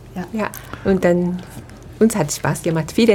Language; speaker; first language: German; non-native, fluent; Japanese